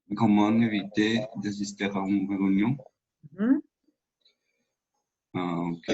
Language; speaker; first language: French; non-native, learner; Spanish